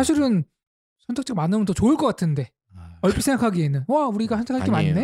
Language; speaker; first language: Korean; native; Korean